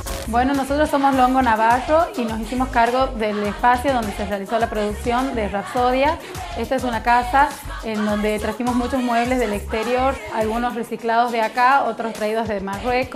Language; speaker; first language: Spanish; native; Spanish